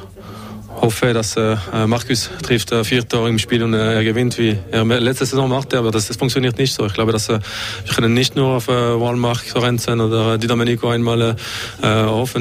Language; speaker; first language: German; non-native, fluent; French